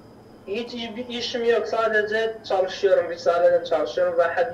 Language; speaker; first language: Turkish; non-native, learner; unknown